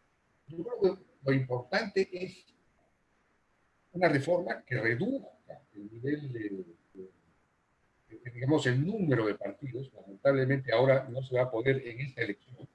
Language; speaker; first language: Spanish; native; Spanish